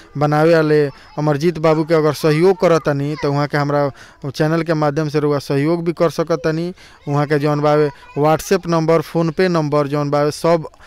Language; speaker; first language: Hindi; native; Hindi